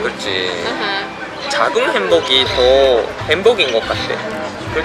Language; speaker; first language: Korean; non-native, learner; Japanese